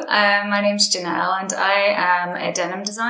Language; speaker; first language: English; native; English